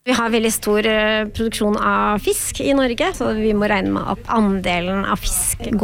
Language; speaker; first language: Norwegian; native; Norwegian